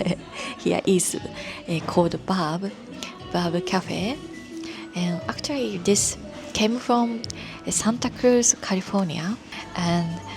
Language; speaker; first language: English; non-native, learner; Japanese